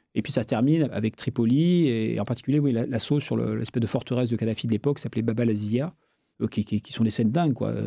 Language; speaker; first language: French; native; French